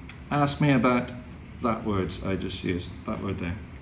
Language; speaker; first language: English; native; English